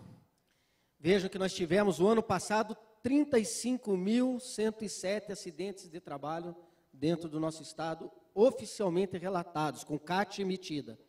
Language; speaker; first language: Portuguese; native; Portuguese